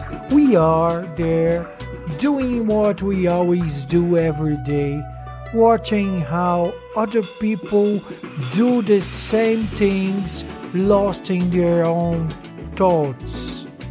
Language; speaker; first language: English; non-native, fluent; Portuguese